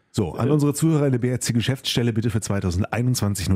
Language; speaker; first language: German; native; German